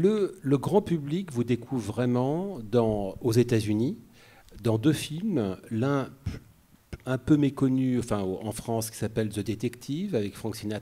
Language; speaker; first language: French; native; French